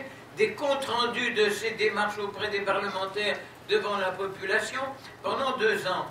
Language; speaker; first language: French; native; French